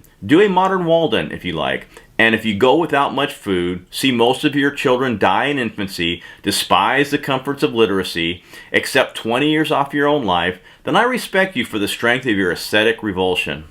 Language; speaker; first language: English; native; English